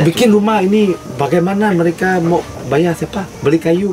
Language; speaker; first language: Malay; non-native, local second language; Chinese